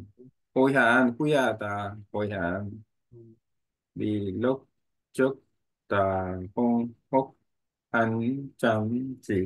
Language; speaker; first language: Vietnamese; non-native, learner; Korean